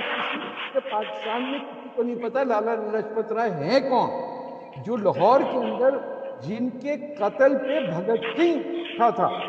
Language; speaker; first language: Urdu; native; Urdu